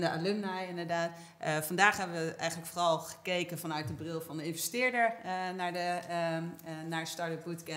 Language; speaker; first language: Dutch; native; Dutch